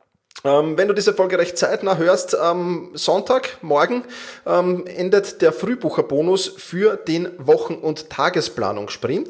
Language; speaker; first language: German; native; German